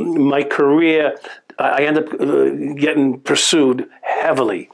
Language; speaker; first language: English; native; English